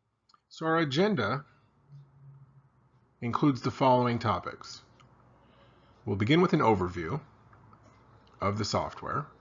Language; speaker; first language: English; native; English